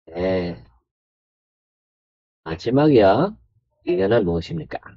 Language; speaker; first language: Korean; non-native, learner; Filipino